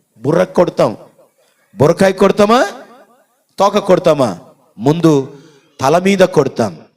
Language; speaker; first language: Telugu; non-native, local second language; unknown